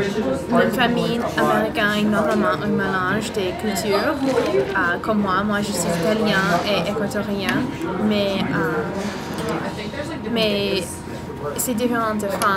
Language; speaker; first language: French; non-native, learner; English